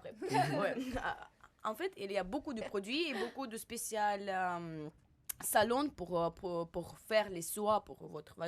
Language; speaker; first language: French; non-native, learner; Russian